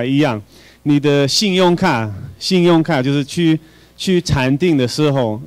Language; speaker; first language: Chinese; non-native, fluent; Hungarian